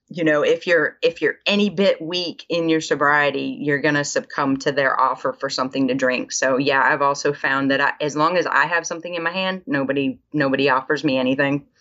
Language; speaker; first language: English; native; English